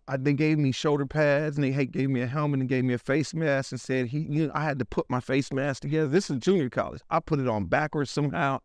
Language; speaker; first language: English; native; English